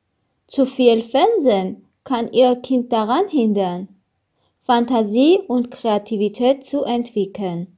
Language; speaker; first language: German; non-native, learner; Armenian